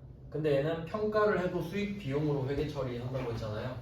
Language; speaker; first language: Korean; native; Korean